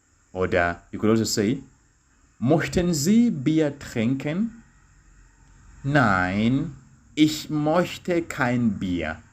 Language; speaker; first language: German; non-native, fluent; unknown